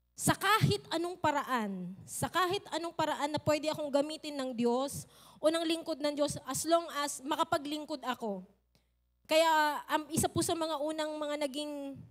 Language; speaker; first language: Filipino; native; Filipino